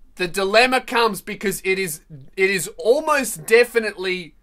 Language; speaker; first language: English; native; English